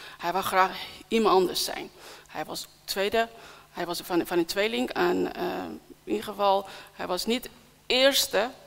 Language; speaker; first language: Dutch; non-native, fluent; Persian